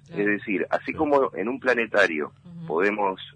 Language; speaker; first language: Spanish; native; Spanish